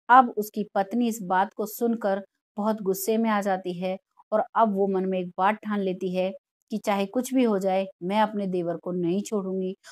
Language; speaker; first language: Hindi; native; Hindi